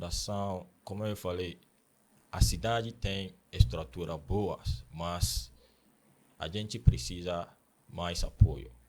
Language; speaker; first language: Portuguese; non-native, learner; Akan